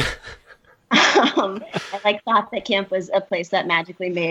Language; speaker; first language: English; native; English